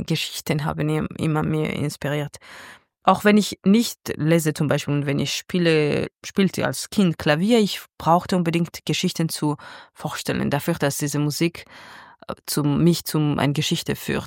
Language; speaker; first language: German; non-native, fluent; Georgian